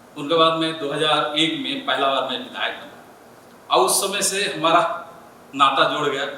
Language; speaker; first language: Hindi; non-native, local second language; Assamese